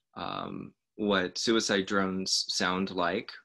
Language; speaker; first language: English; native; English